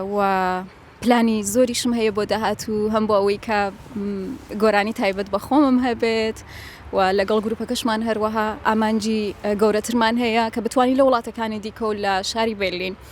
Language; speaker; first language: Central Kurdish; non-native, local second language; Gurani